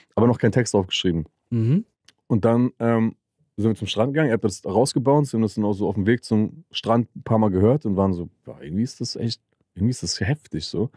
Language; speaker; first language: German; native; German